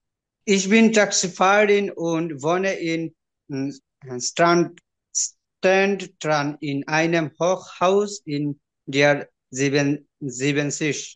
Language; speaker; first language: German; non-native, learner; Bangla